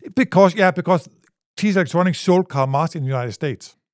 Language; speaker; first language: English; non-native, fluent; Danish